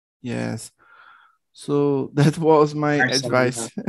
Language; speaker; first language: English; non-native, learner; Portuguese